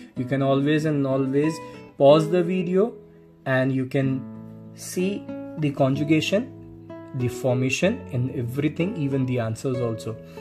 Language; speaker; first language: English; non-native, local second language; Hindi